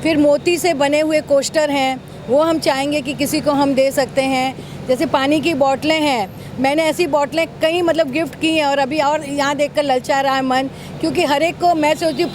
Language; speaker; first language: Hindi; native; Hindi